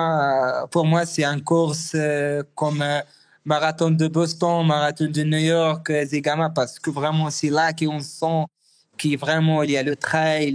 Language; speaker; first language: French; non-native, learner; Arabic